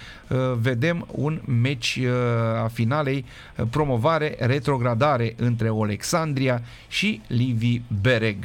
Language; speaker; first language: Romanian; native; Romanian